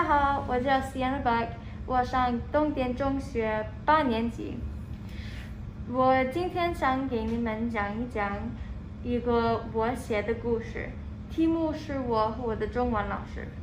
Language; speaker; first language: Chinese; non-native, fluent; English